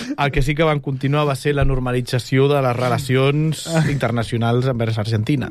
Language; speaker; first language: Catalan; native; Catalan